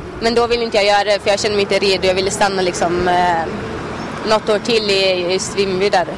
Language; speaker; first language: Swedish; early bilingual, other home language; Albanian